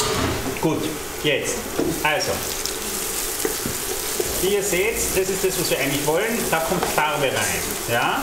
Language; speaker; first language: German; native; German